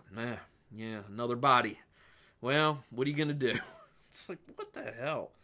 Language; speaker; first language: English; native; English